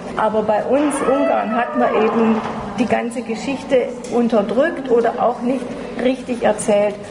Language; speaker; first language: German; native; German